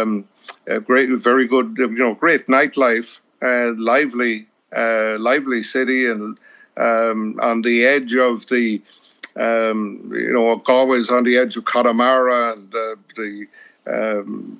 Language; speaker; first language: English; native; English